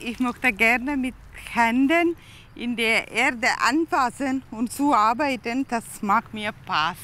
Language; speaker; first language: German; non-native, learner; Tamil